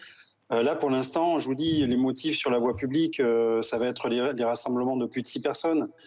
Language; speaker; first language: French; native; French